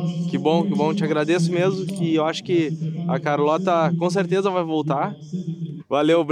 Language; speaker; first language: Portuguese; native; Portuguese